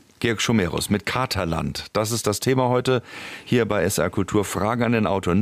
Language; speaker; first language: German; native; German